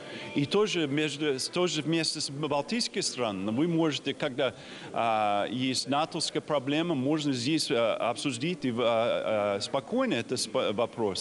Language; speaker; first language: Russian; non-native, fluent; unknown